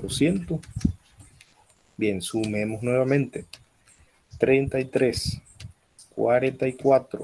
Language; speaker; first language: Spanish; native; Spanish